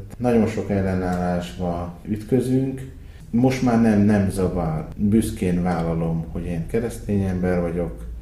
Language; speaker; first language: Hungarian; native; Hungarian